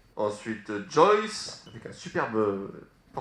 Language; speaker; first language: French; native; French